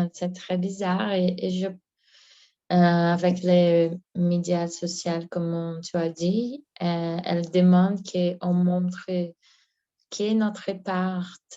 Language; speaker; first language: French; non-native, learner; Portuguese